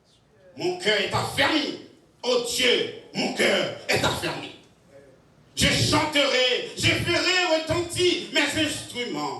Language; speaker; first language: French; non-native, local second language; Haitian Creole